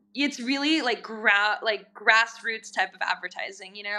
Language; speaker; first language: English; native; English